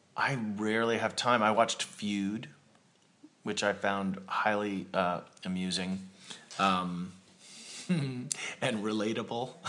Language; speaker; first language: English; native; English